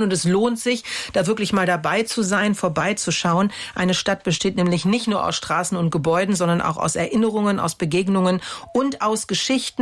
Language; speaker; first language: German; native; German